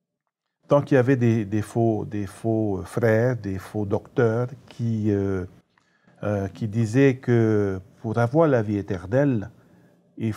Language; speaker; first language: French; native; French